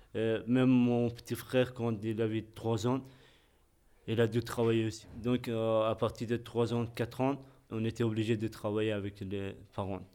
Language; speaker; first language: French; non-native, fluent; Persian